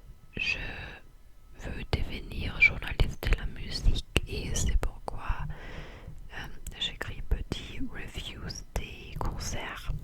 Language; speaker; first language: French; non-native, fluent; English